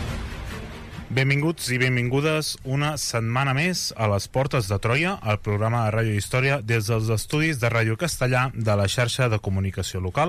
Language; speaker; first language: Catalan; native; Catalan